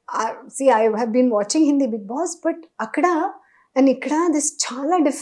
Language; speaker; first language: Telugu; non-native, fluent; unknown